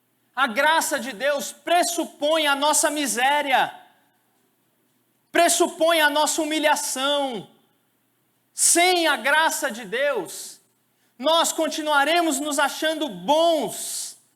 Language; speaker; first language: Portuguese; native; Portuguese